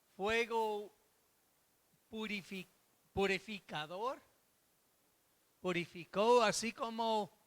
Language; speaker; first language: Spanish; non-native, fluent; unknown